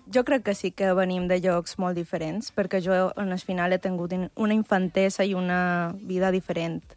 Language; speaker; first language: Catalan; early bilingual, other home language; Spanish